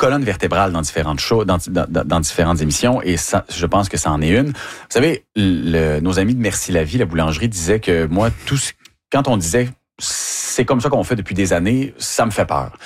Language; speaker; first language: French; native; French